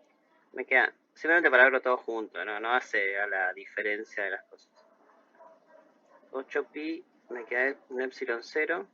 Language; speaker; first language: Spanish; native; Spanish